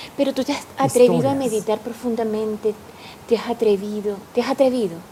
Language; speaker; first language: Spanish; native; Spanish